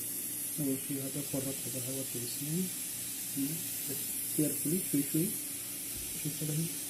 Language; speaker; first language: Arabic; non-native, learner; Hindi